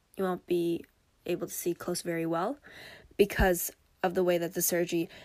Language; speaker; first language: English; early bilingual, other home language; Korean